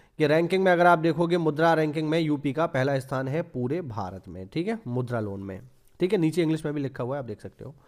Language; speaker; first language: Hindi; native; Hindi